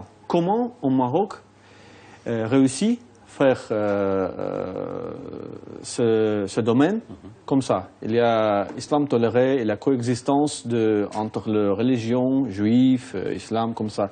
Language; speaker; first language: French; non-native, fluent; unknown